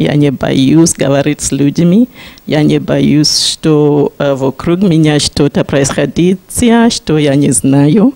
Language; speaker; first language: Russian; non-native, learner; Shona